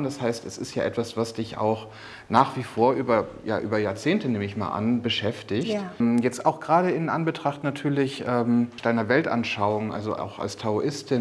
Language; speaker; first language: German; native; German